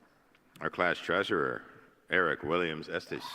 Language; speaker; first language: English; native; English